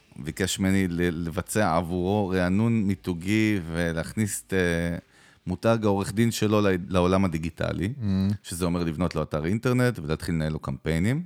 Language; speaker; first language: Hebrew; native; Hebrew